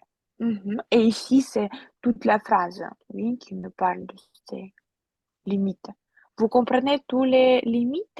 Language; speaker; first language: French; non-native, fluent; Russian